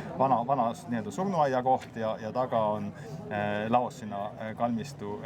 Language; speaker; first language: Estonian; native; Estonian